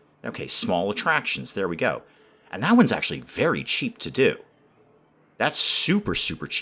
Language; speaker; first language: English; native; English